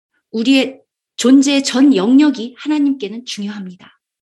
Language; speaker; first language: Korean; native; Korean